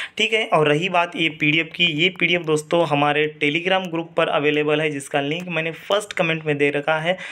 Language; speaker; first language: Hindi; non-native, local second language; Marathi